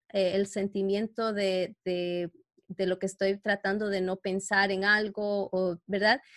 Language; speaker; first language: Spanish; early bilingual, heritage; Spanish